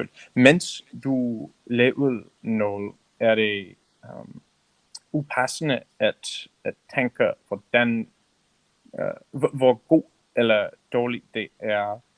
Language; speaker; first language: Danish; non-native, learner; English